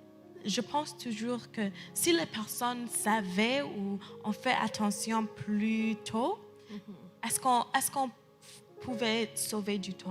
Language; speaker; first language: French; early bilingual, heritage; English